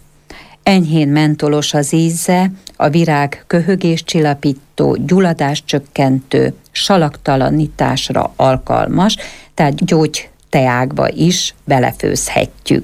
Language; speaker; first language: Hungarian; native; Hungarian